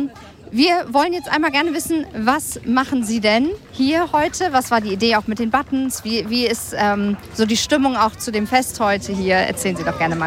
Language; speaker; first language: German; native; German